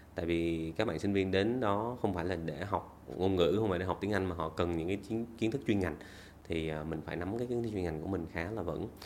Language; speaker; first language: Vietnamese; native; Vietnamese